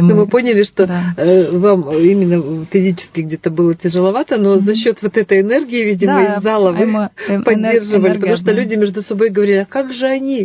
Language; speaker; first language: Russian; native; Russian